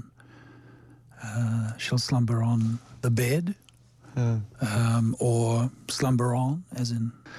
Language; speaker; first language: English; native; English